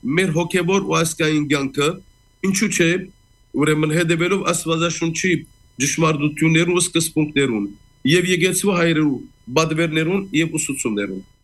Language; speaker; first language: Armenian; native; Armenian